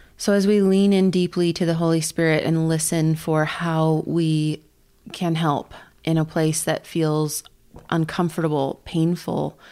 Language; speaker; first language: English; native; English